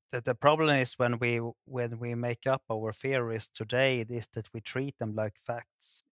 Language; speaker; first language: English; non-native, fluent; Swedish